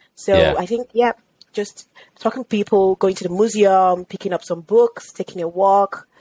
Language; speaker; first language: English; non-native, local second language; Yoruba